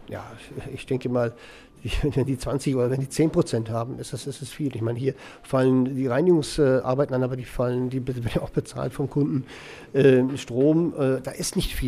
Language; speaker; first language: German; native; German